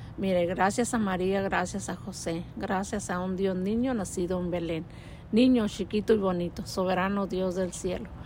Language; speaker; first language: Spanish; native; Spanish